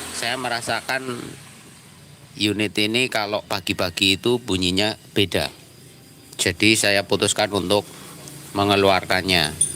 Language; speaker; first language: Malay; non-native, local second language; Javanese